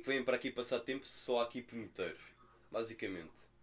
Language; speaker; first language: Portuguese; native; Portuguese